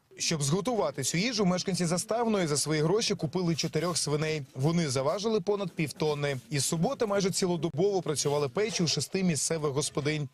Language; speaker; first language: Ukrainian; native; Ukrainian